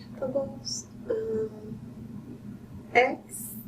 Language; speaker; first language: English; non-native, learner; Portuguese